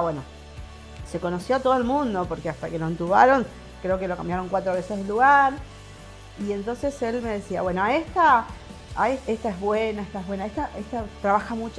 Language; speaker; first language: Spanish; native; Spanish